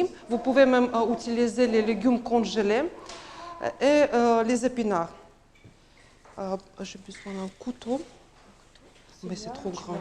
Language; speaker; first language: French; non-native, learner; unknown